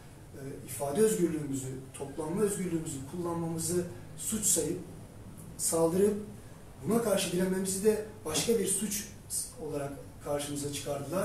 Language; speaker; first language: Turkish; native; Turkish